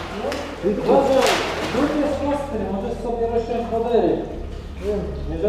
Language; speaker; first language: Polish; native; Polish